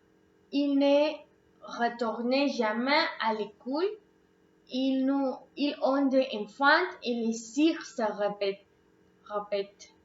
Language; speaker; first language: French; non-native, learner; Spanish